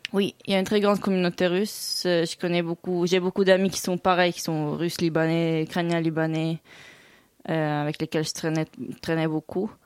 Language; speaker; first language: French; non-native, local second language; Russian